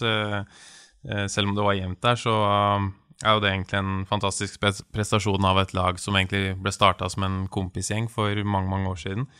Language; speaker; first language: Norwegian; native; Norwegian